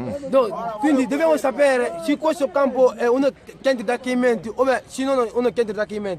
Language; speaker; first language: Italian; non-native, learner; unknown